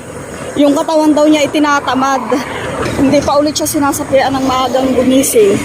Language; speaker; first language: Filipino; native; Filipino